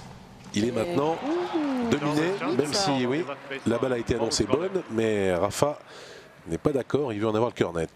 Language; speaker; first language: French; native; French